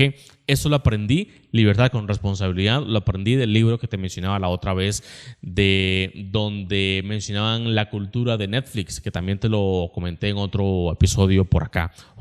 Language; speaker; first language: Spanish; native; Spanish